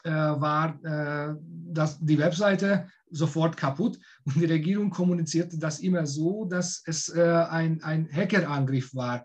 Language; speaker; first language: German; non-native, fluent; Hungarian